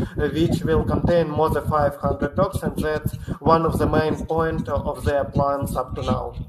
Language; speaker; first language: English; non-native, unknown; Ukrainian